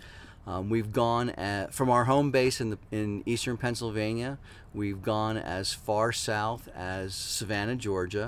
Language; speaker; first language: English; native; English